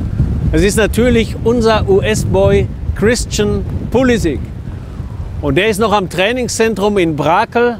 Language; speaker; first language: German; native; German